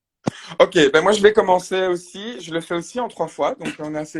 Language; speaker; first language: French; native; French